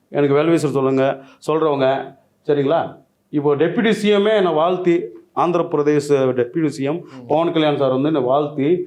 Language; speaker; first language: Tamil; non-native, local second language; Telugu